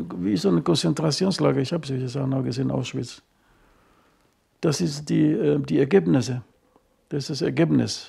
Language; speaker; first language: German; non-native, fluent; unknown